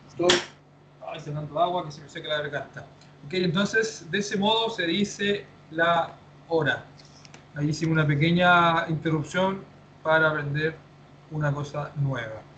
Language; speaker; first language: Spanish; native; Spanish